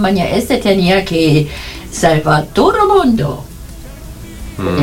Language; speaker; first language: Spanish; non-native, learner; German